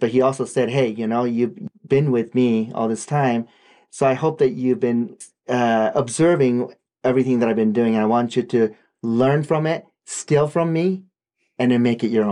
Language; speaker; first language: English; non-native, fluent; Japanese